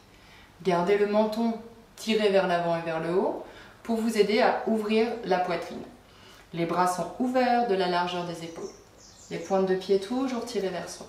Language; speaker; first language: French; native; French